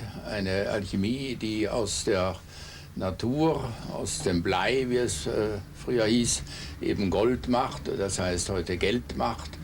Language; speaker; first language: German; native; German